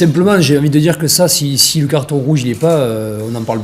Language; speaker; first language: French; native; French